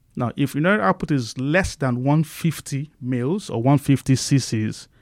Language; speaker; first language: English; non-native, local second language; Igbo